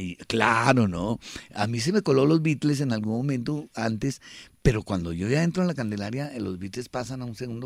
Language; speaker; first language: Spanish; native; Spanish